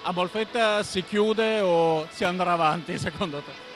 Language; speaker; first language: Italian; native; Italian